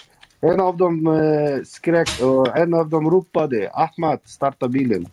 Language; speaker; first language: Swedish; non-native, local second language; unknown